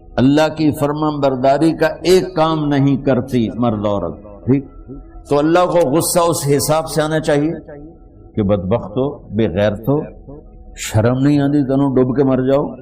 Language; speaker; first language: Urdu; non-native, local second language; Punjabi